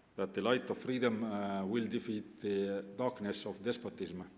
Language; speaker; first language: English; non-native, fluent; Estonian